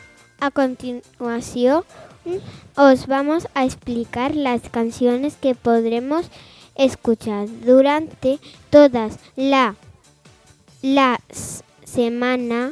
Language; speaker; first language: Spanish; non-native, local second language; Catalan